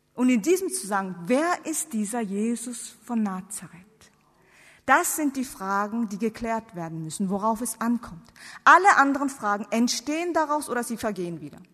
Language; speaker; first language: German; non-native, fluent; Korean